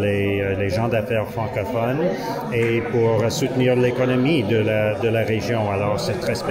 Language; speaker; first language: French; non-native, learner; English